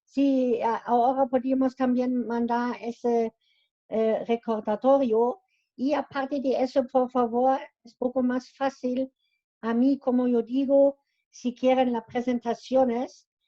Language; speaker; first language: Spanish; non-native, fluent; German